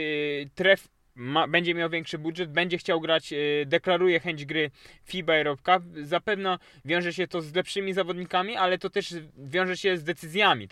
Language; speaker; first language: Polish; native; Polish